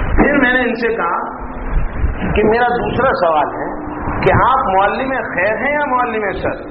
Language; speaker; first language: Urdu; non-native, local second language; Gujarati